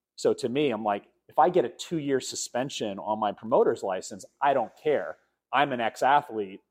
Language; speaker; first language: English; native; English